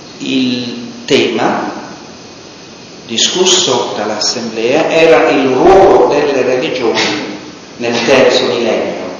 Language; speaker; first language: Italian; non-native, fluent; English